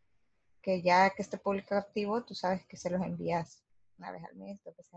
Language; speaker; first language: Spanish; native; Spanish